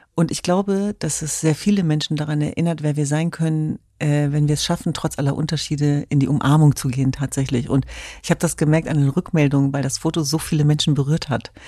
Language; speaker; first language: German; early bilingual, other home language; Kurdish